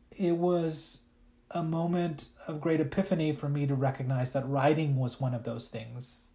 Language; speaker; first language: English; early bilingual, other home language; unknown